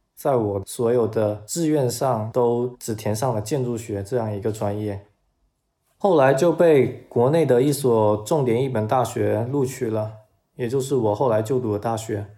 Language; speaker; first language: Chinese; native; Chinese